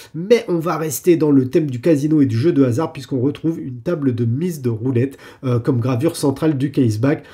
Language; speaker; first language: French; native; French